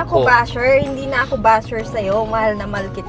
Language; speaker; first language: Filipino; native; Filipino